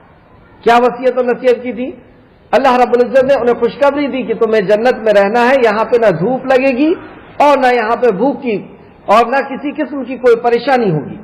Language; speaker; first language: Urdu; native; Urdu